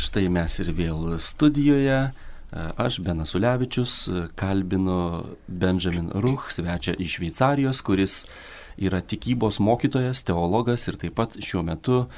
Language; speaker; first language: Lithuanian; native; Lithuanian